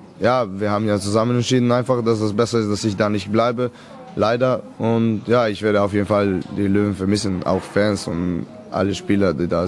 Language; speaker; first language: German; non-native, fluent; Serbian